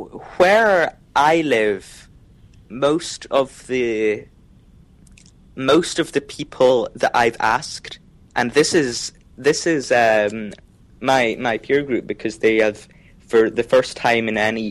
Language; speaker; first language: English; native; English